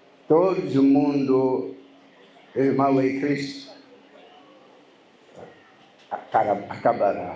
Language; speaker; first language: Portuguese; non-native, learner; Lingala